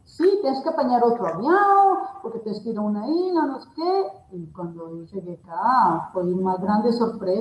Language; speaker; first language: Portuguese; non-native, learner; Spanish